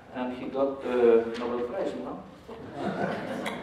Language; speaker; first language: English; non-native, fluent; Spanish